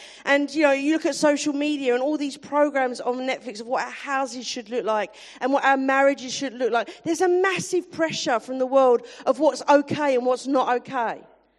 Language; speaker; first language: English; native; English